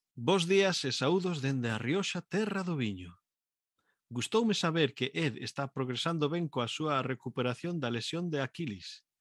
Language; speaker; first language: Galician; non-native, local second language; Spanish